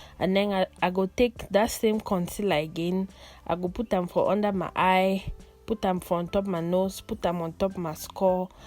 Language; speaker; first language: Nigerian Pidgin; non-native, local second language; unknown